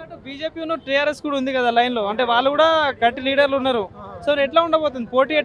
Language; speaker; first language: Telugu; native; Telugu